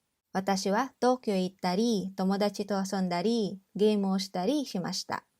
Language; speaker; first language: Japanese; non-native, fluent; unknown